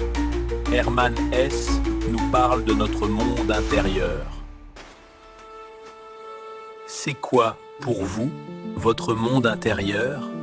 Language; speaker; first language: French; native; French